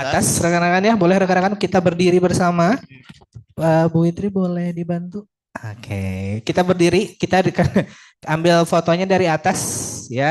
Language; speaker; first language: Indonesian; native; Indonesian